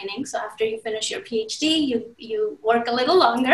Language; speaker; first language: English; non-native, local second language; Hindi